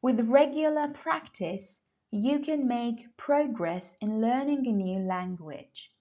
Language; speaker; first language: English; non-native, fluent; Persian